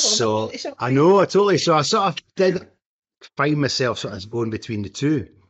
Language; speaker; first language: English; native; English